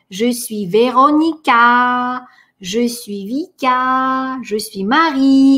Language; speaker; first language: French; non-native, fluent; Russian